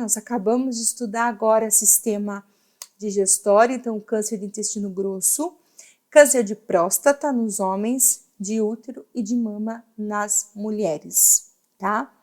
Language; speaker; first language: Portuguese; native; Portuguese